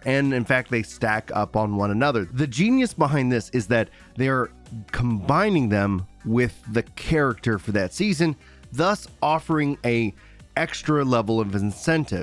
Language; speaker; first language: English; native; English